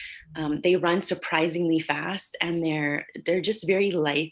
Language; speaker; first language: English; native; English